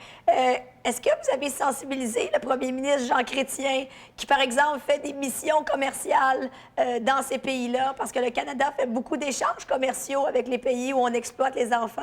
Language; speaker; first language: French; native; French